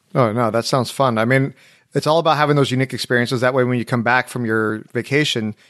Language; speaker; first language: English; native; English